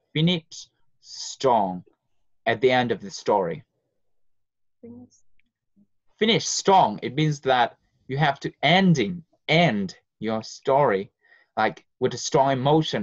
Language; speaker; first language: English; non-native, fluent; Vietnamese